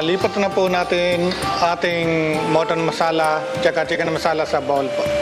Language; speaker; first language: Filipino; non-native, learner; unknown